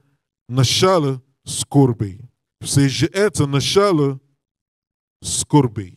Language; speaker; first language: Russian; non-native, learner; English